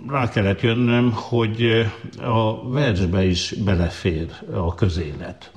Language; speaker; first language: Hungarian; native; Hungarian